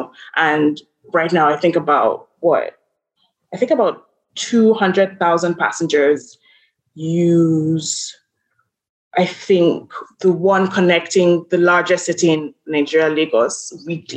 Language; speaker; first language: English; non-native, local second language; Yoruba